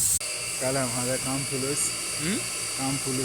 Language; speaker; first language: Arabic; non-native, learner; Bangla